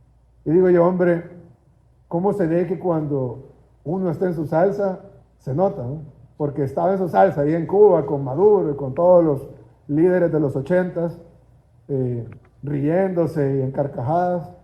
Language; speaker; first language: Spanish; native; Spanish